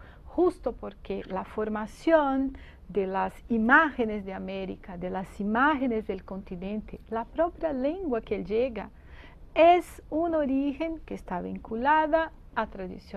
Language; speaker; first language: Spanish; non-native, fluent; Portuguese